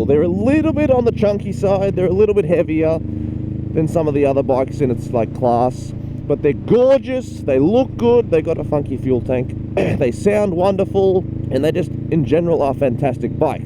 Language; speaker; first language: English; native; English